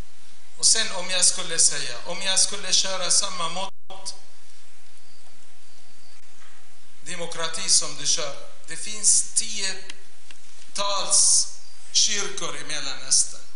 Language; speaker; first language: Swedish; non-native, fluent; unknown